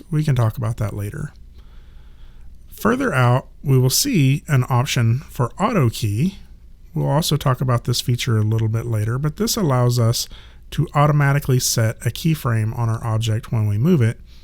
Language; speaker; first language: English; native; English